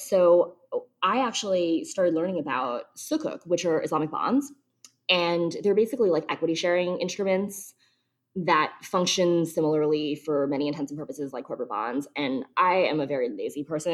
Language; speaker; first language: English; early bilingual, other home language; Chinese